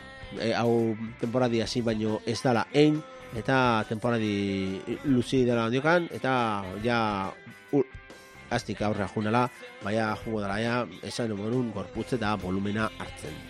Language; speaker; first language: Basque; native; Basque